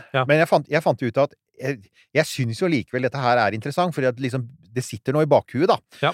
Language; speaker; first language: Norwegian; early bilingual, other home language; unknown